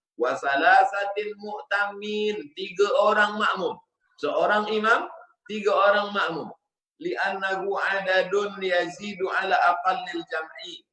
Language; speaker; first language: Malay; native; Malay